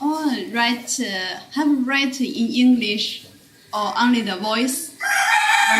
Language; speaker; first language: English; non-native, learner; Chinese